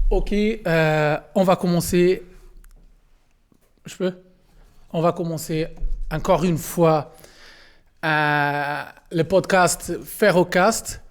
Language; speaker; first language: French; non-native, learner; Portuguese